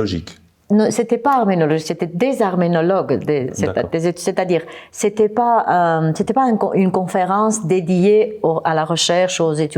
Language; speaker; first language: French; non-native, fluent; Armenian